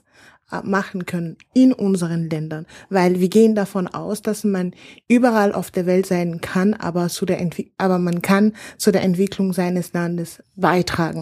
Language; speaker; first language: German; non-native, fluent; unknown